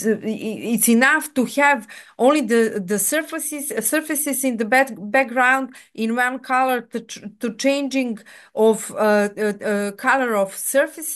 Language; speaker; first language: English; non-native, fluent; Serbian